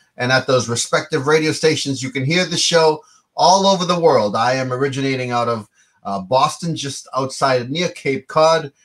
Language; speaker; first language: English; native; English